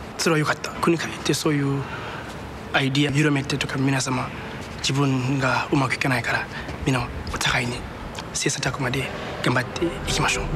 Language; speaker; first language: Japanese; non-native, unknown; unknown